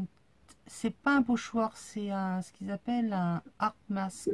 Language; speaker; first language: French; native; French